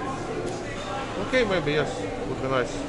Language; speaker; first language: English; non-native, learner; Russian